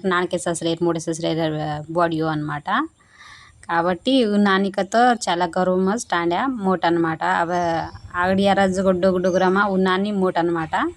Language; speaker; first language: Telugu; non-native, local second language; Lambadi